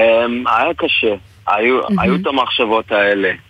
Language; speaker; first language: Hebrew; non-native, fluent; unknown